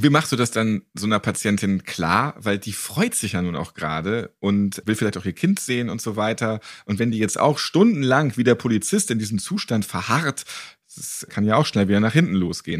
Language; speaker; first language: German; native; German